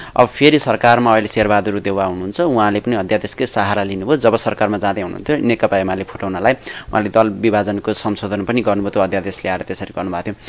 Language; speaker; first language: Nepali; native; Nepali